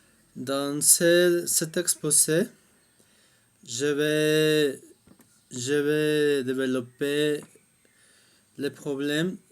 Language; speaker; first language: French; non-native, fluent; Spanish